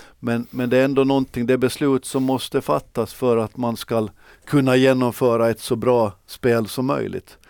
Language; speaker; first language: Swedish; native; Swedish